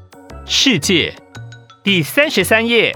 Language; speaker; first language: Chinese; native; Chinese